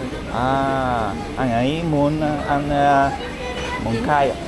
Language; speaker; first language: Vietnamese; non-native, learner; Japanese